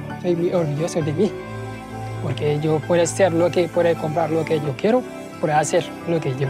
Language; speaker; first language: Spanish; non-native, learner; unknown